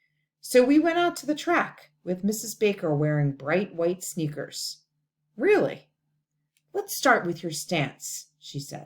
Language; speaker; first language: English; native; English